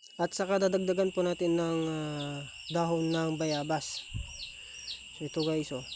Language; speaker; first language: Filipino; non-native, local second language; Iloko